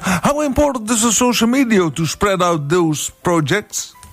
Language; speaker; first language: English; non-native, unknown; Dutch